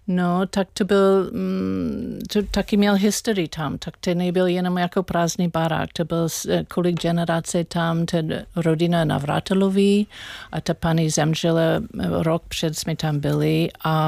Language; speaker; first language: Czech; non-native, learner; English